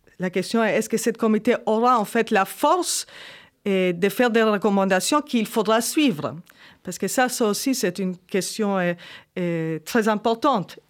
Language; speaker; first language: French; non-native, fluent; Hebrew